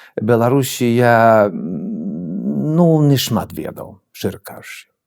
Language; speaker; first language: Belarusian; non-native, fluent; Swedish